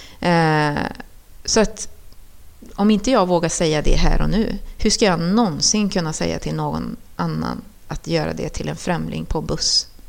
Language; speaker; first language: Swedish; early bilingual, other home language; Spanish